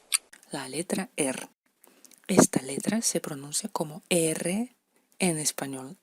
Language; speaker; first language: Spanish; non-native, fluent; Russian